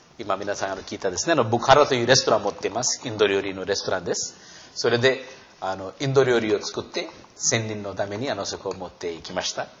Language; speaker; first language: Japanese; non-native, fluent; Hindi